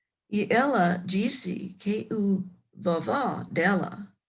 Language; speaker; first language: Portuguese; non-native, learner; English